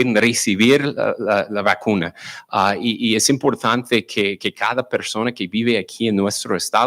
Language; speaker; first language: Spanish; non-native, learner; English